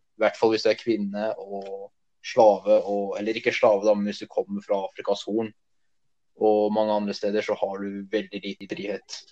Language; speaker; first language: Norwegian; early bilingual, other home language; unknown